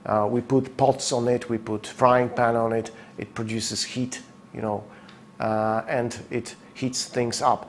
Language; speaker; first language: English; non-native, fluent; Polish